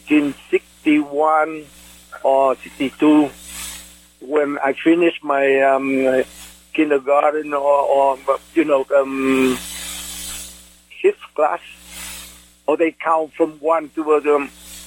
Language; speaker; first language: English; non-native, fluent; Vietnamese